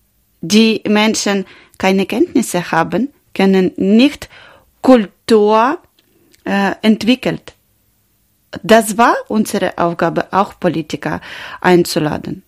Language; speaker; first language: German; non-native, learner; Ukrainian